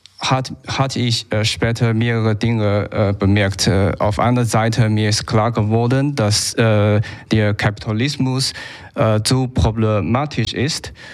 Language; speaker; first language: German; non-native, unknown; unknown